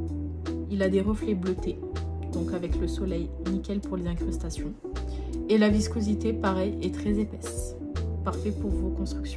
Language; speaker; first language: French; native; French